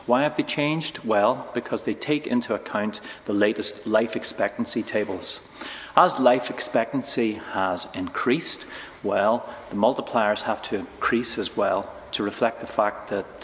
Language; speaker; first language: English; native; English